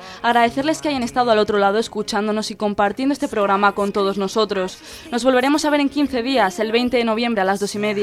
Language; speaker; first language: Spanish; native; Spanish